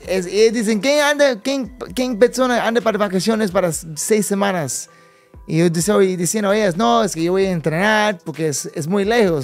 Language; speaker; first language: Spanish; early bilingual, other home language; English